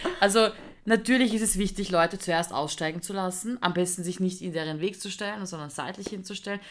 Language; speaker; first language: German; early bilingual, other home language; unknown